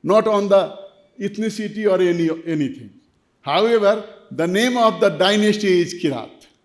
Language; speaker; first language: English; non-native, local second language; Nepali